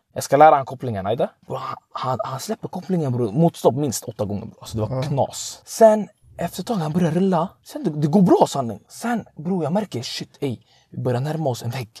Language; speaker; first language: Swedish; early bilingual, other home language; Arabic